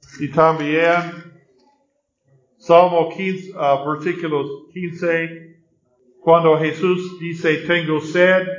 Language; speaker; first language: Spanish; non-native, learner; English